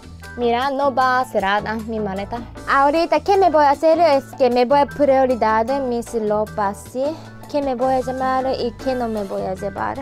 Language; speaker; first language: Spanish; non-native, learner; Japanese